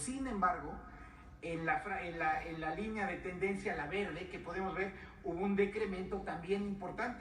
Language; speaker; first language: Spanish; native; Spanish